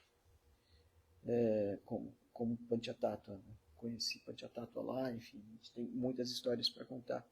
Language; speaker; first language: Portuguese; native; Portuguese